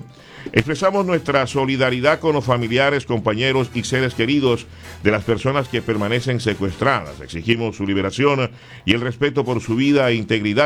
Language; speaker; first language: Spanish; native; Spanish